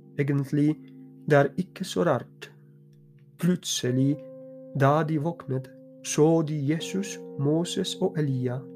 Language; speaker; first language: Norwegian; non-native, fluent; Polish